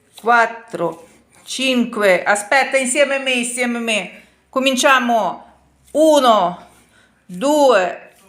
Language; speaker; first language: Italian; non-native, fluent; Ukrainian